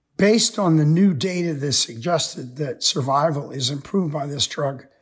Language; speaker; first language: English; native; English